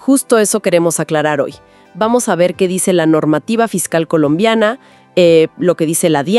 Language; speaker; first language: Spanish; native; Spanish